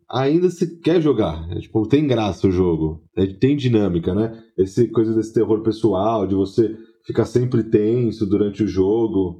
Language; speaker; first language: Portuguese; native; Portuguese